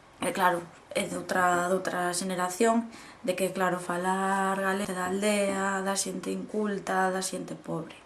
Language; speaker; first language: Galician; non-native, local second language; Spanish